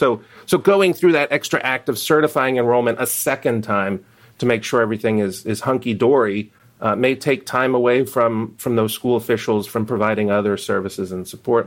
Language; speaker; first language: English; native; English